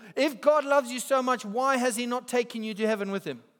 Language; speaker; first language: English; native; English